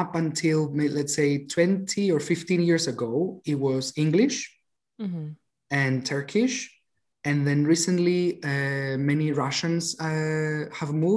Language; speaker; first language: English; non-native, fluent; Greek